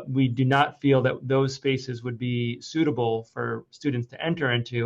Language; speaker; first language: English; native; English